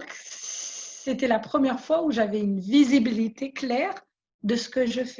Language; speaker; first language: French; non-native, local second language; Malagasy